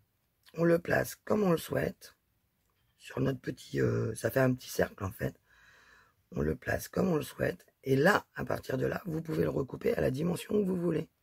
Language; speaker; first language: French; native; French